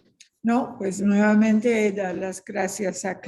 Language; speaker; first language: Spanish; native; Spanish